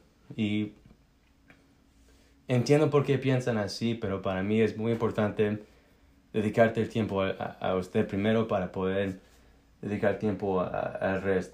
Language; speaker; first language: Spanish; early bilingual, heritage; Spanish